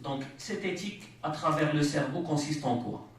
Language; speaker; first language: French; non-native, local second language; Arabic